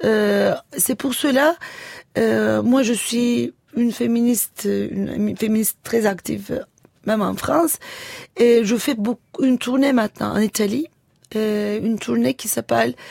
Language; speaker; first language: French; non-native, fluent; Turkish